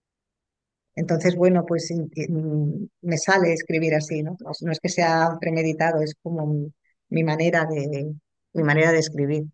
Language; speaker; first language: Spanish; native; Spanish